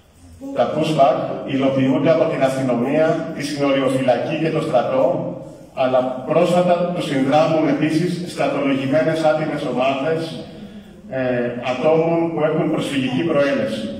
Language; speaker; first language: Greek; native; Greek